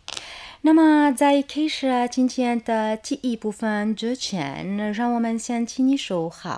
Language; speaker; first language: Chinese; non-native, fluent; Arabic